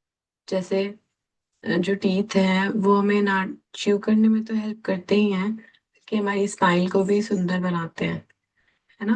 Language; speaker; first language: Hindi; native; Hindi